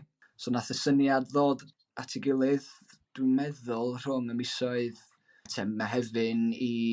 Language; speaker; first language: Welsh; native; Welsh